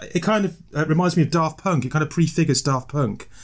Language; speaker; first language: English; native; English